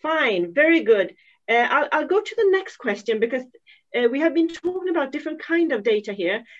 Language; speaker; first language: English; non-native, fluent; Swedish